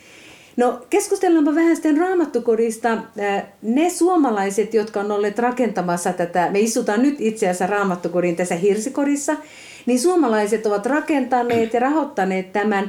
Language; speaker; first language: Finnish; native; Finnish